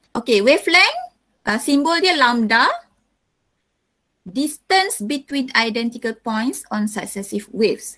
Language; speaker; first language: English; non-native, local second language; Malay